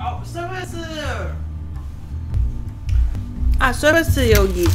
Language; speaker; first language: Korean; non-native, learner; Cantonese